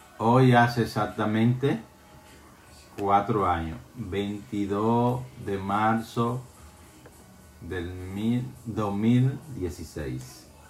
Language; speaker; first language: Spanish; native; Spanish